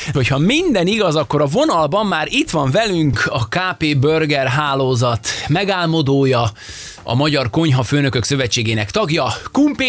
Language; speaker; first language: Hungarian; native; Hungarian